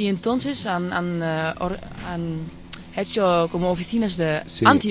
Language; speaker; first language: Spanish; non-native, fluent; Dutch